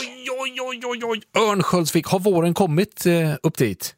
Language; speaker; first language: Swedish; native; Swedish